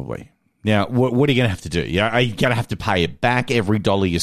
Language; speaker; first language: English; native; English